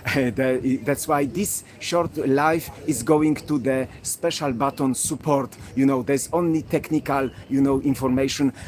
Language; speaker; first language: English; non-native, learner; Polish